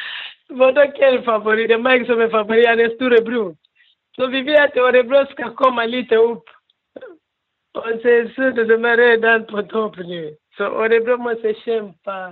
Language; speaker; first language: Swedish; non-native, learner; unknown